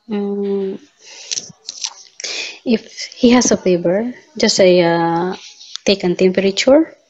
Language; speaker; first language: English; non-native, learner; Filipino